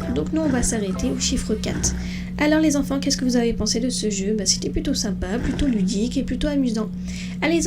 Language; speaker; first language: French; native; French